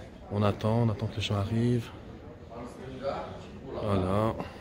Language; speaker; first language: French; non-native, local second language; Arabic